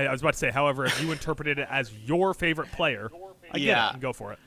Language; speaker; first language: English; native; English